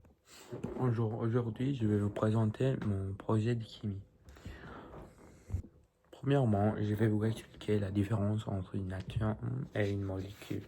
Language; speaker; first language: French; non-native, learner; English